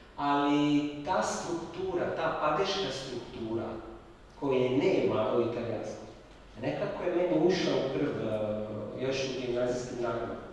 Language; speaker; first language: Serbian; non-native, fluent; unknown